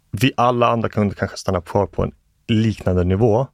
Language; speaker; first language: Swedish; early bilingual, other home language; English